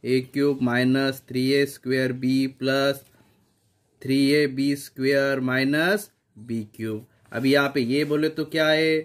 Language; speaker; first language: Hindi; non-native, local second language; Marathi